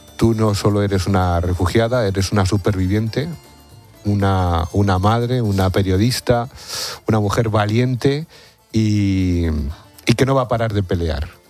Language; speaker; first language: Spanish; native; Spanish